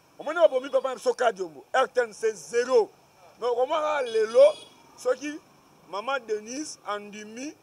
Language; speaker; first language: Lingala; native; Lingala